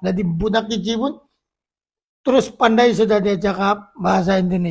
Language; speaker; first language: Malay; non-native, local second language; Filipino